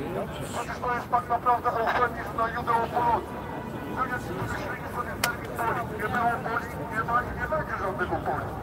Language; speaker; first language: Polish; native; Polish